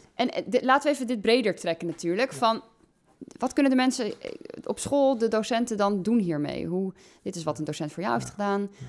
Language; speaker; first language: Dutch; native; Dutch